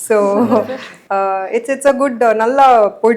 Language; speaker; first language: Tamil; non-native, fluent; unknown